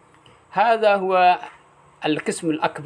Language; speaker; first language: Arabic; non-native, fluent; Indonesian